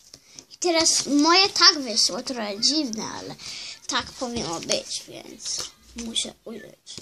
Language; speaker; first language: Polish; early bilingual, heritage; Polish